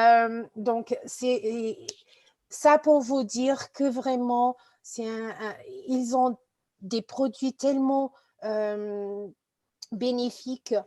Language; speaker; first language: French; non-native, fluent; Portuguese